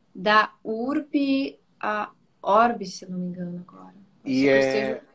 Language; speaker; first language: Portuguese; native; Portuguese